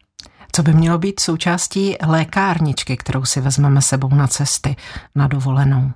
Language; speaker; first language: Czech; native; Czech